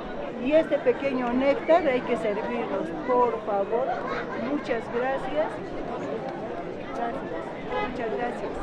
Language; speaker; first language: Spanish; native; Spanish